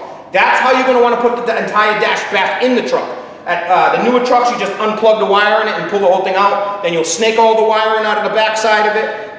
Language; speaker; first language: English; native; English